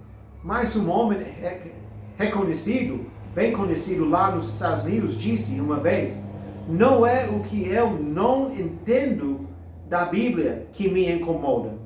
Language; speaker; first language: Portuguese; non-native, fluent; English